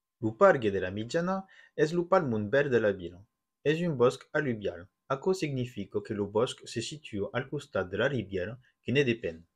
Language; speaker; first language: Occitan; non-native, local second language; French